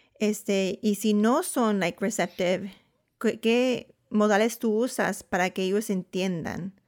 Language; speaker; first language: Spanish; early bilingual, heritage; Spanish